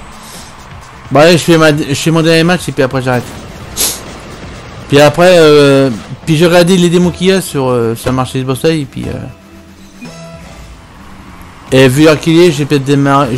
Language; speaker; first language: French; native; French